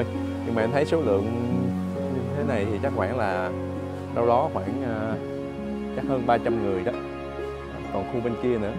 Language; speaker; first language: Vietnamese; native; Vietnamese